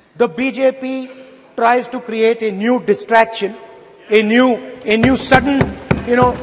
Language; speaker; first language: English; non-native, local second language; Hindi